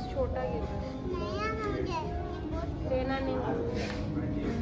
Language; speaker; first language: Hindi; native; Hindi